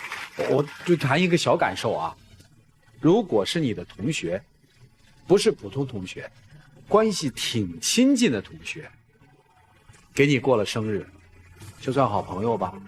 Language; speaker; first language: Chinese; native; Chinese